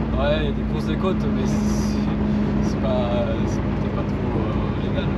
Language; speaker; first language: French; non-native, fluent; Spanish